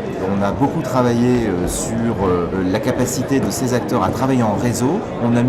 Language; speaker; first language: French; native; French